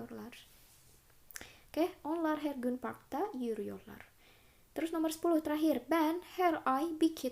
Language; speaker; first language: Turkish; non-native, fluent; Indonesian